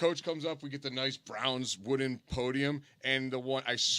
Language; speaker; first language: English; native; English